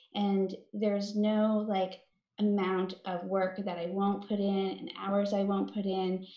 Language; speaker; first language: English; native; English